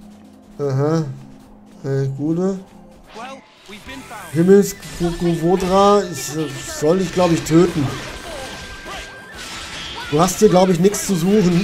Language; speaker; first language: German; native; German